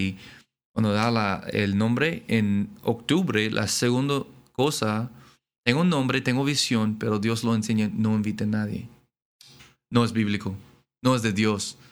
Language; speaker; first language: Spanish; non-native, learner; English